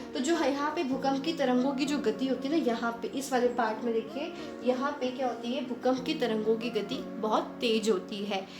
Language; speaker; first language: Hindi; native; Hindi